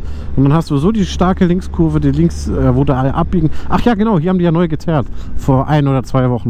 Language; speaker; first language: German; native; German